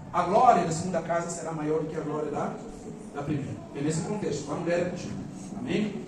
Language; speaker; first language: Portuguese; non-native, local second language; Upper Guinea Crioulo